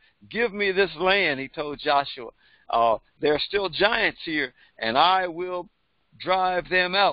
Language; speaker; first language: English; native; English